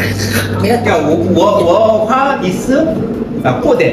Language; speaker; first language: Chinese; non-native, learner; Korean